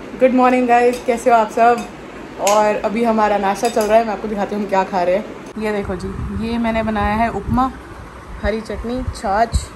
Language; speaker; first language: Hindi; native; Hindi